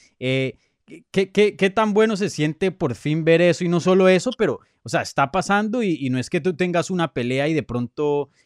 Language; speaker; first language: Spanish; native; Spanish